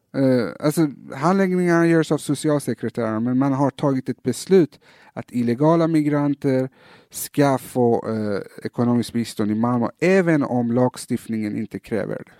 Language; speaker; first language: Swedish; native; Swedish